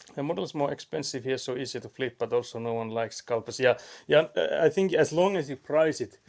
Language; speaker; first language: English; non-native, fluent; Finnish